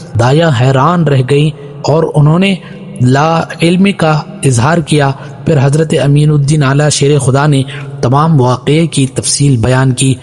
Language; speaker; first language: Urdu; native; Urdu